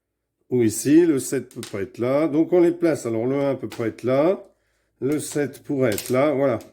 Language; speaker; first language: French; native; French